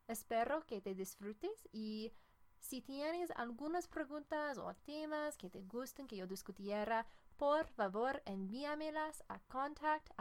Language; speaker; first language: Spanish; non-native, fluent; English